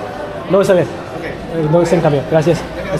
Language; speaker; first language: Spanish; non-native, learner; English